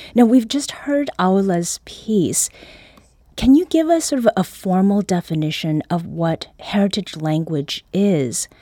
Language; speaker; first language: English; early bilingual, other home language; Korean